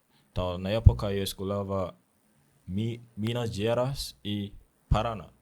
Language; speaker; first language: Portuguese; non-native, learner; Akan